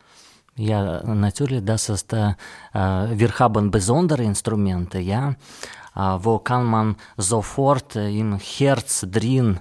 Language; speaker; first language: German; non-native, learner; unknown